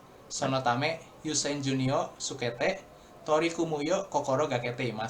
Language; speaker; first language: Japanese; non-native, learner; Indonesian